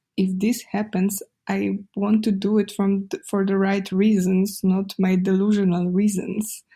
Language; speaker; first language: English; non-native, fluent; Polish